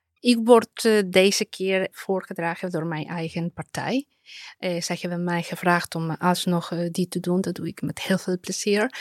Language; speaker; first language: Dutch; non-native, fluent; Spanish